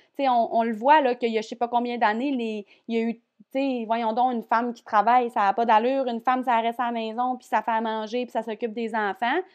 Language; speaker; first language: French; native; French